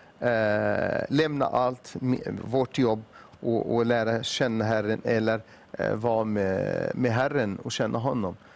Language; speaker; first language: Swedish; non-native, fluent; Arabic